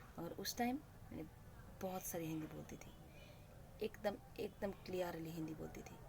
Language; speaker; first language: Hindi; non-native, local second language; Bangla